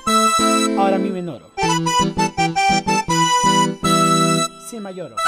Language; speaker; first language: Spanish; native; Spanish